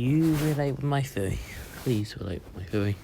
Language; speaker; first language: English; native; English